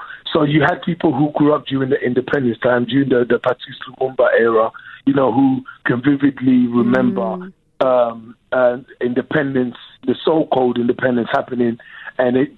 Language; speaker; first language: English; early bilingual, other home language; Lingala